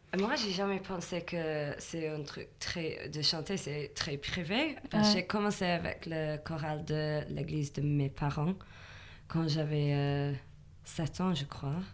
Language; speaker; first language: French; non-native, learner; English